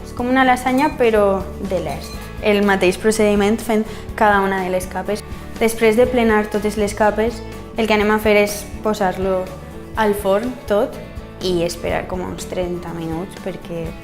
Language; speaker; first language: Catalan; early bilingual, other home language; Bulgarian